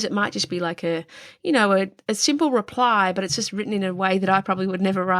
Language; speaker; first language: English; native; English